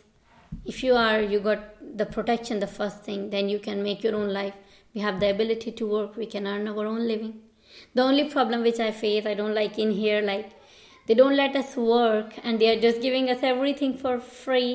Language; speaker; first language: English; non-native, local second language; Urdu